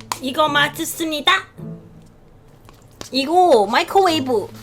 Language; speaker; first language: Korean; non-native, learner; Cantonese